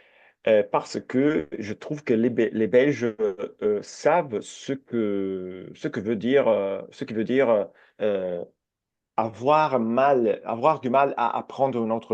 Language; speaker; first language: French; non-native, fluent; Italian